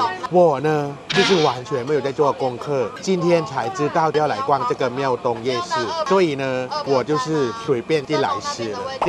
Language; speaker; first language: Chinese; non-native, fluent; Thai